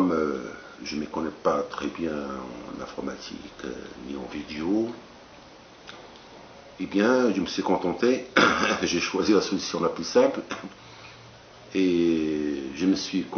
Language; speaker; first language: French; non-native, local second language; Arabic